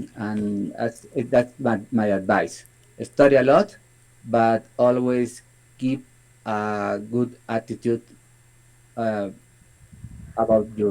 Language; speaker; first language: English; non-native, learner; Spanish